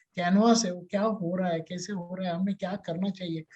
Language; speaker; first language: Hindi; non-native, local second language; Marathi